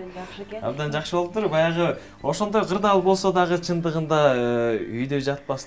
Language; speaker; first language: Kyrgyz; native; Kyrgyz